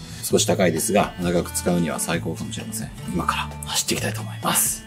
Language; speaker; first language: Japanese; native; Japanese